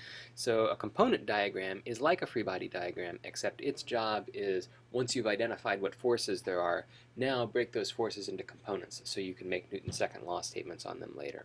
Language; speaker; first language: English; native; English